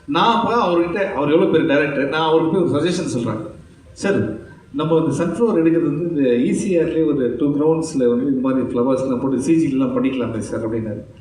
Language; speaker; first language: Tamil; native; Tamil